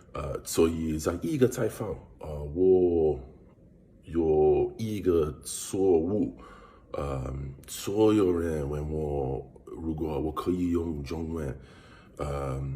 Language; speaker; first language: Chinese; non-native, learner; English